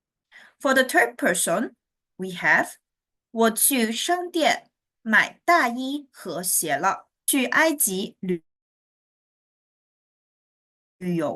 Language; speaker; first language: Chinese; non-native, fluent; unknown